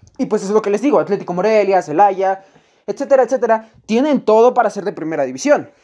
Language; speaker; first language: Spanish; native; Spanish